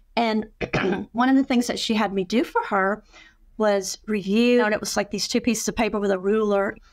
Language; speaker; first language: English; native; English